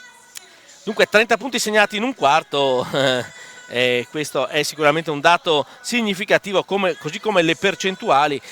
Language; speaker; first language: Italian; native; Italian